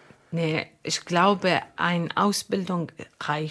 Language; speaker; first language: German; non-native, fluent; Arabic